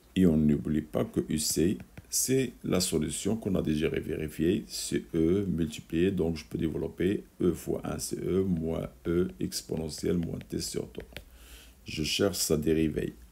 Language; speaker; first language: French; non-native, local second language; Arabic